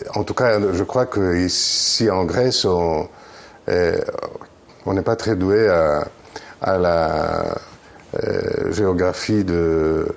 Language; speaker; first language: French; non-native, fluent; Greek